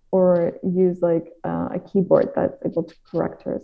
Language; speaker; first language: English; non-native, fluent; Dutch